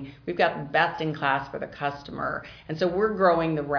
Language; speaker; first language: English; native; English